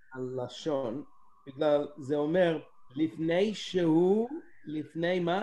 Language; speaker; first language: Hebrew; non-native, fluent; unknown